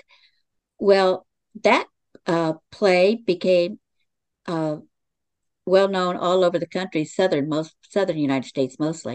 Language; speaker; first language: English; native; English